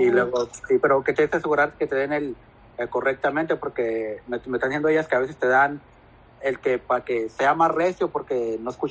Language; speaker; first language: Spanish; native; Spanish